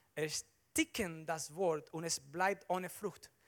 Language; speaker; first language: German; non-native, learner; Spanish